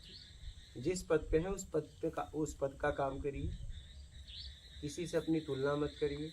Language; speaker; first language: Hindi; native; Hindi